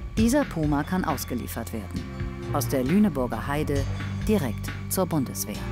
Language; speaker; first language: German; native; German